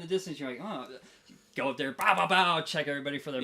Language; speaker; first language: English; native; English